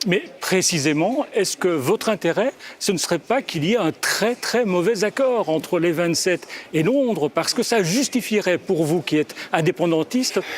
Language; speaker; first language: French; native; French